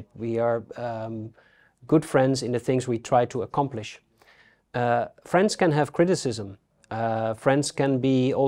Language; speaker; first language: English; non-native, fluent; Dutch